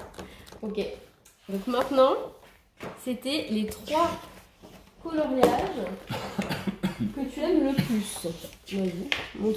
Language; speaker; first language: French; native; French